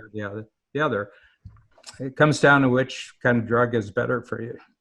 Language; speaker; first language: English; native; English